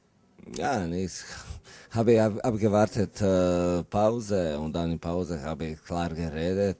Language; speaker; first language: German; non-native, learner; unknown